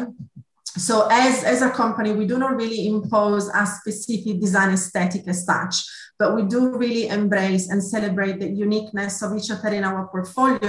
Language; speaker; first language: English; non-native, fluent; Italian